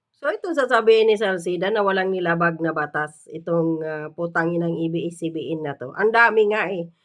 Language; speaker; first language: Filipino; native; Filipino